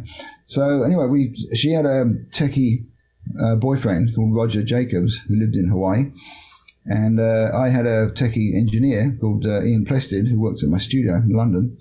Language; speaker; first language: English; native; English